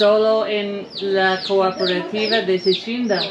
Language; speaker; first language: Spanish; non-native, learner; English